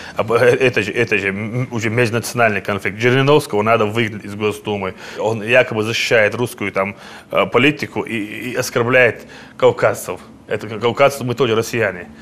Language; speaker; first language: Russian; non-native, local second language; Chechen